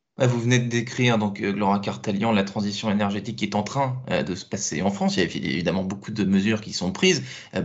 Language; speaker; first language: French; native; French